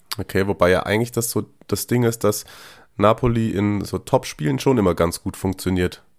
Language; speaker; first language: German; native; German